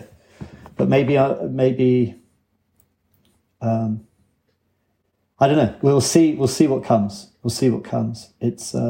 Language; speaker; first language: English; native; English